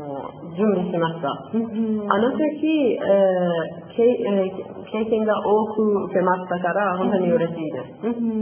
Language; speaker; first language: Japanese; non-native, learner; Persian